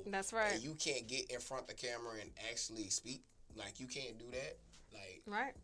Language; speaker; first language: English; native; English